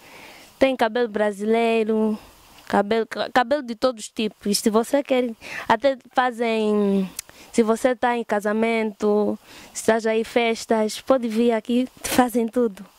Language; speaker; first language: Portuguese; early bilingual, heritage; Portuguese